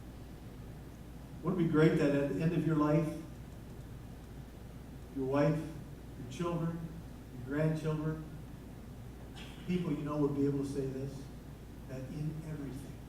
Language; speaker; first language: English; native; English